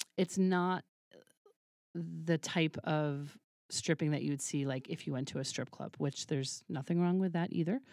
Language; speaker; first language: English; native; English